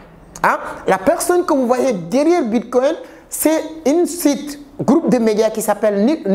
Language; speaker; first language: French; non-native, local second language; Wolof